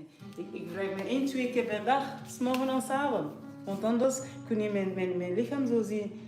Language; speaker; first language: Dutch; non-native, fluent; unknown